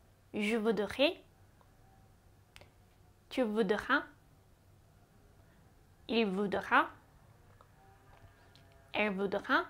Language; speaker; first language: French; non-native, fluent; Japanese